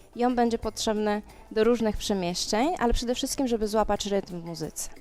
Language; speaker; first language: Polish; non-native, fluent; Spanish